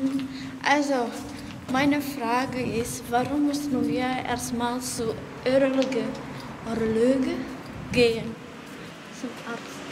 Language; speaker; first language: German; non-native, learner; Indonesian